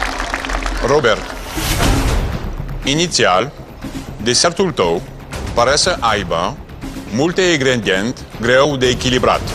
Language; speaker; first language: Romanian; non-native, learner; French